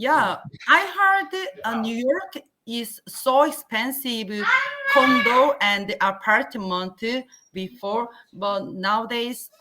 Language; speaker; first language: English; non-native, learner; Korean